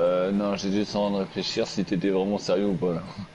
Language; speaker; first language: French; native; French